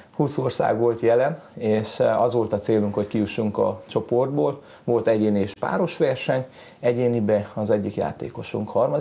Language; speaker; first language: Hungarian; native; Hungarian